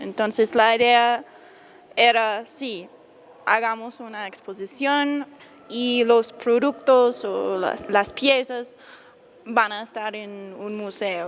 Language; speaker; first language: Spanish; non-native, fluent; English